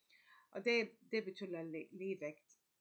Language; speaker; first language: Danish; non-native, learner; Arabic